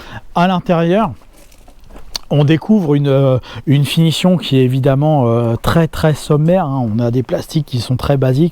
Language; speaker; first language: French; native; French